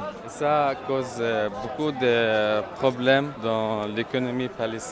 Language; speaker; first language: French; non-native, fluent; Arabic